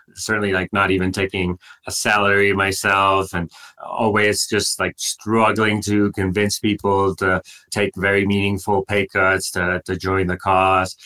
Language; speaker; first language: English; non-native, fluent; Spanish